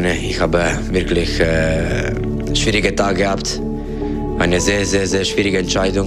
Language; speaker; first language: German; non-native, local second language; Italian